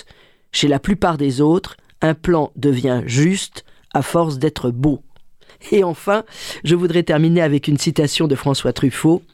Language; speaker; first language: French; native; French